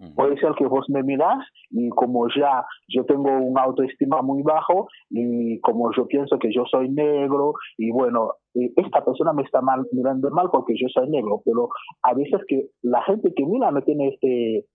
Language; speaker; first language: Spanish; non-native, fluent; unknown